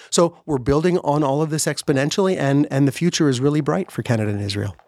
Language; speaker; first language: English; native; English